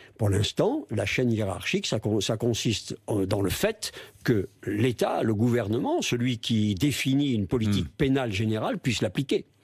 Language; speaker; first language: French; native; French